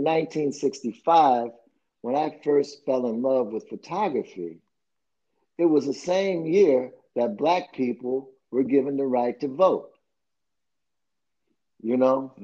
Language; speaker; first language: English; native; English